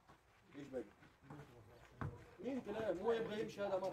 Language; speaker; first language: Arabic; non-native, learner; Filipino